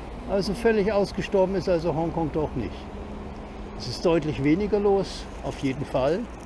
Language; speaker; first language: German; native; German